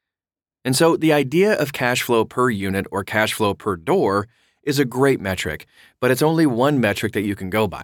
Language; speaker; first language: English; native; English